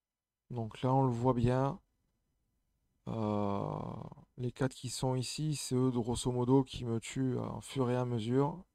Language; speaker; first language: French; native; French